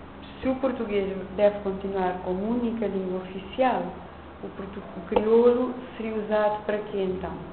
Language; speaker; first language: Portuguese; non-native, local second language; Kabuverdianu